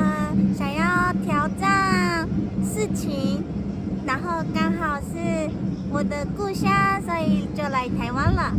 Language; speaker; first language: Chinese; early bilingual, heritage; Japanese